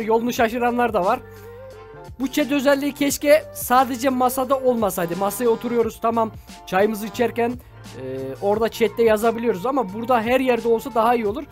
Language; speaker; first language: Turkish; native; Turkish